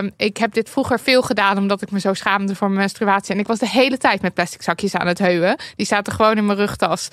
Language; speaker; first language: Dutch; native; Dutch